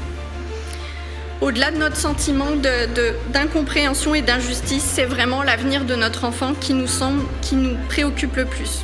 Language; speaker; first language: French; native; French